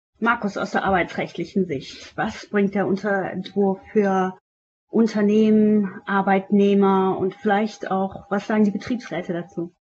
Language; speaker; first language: German; native; German